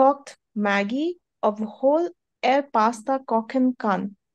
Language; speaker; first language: German; non-native, learner; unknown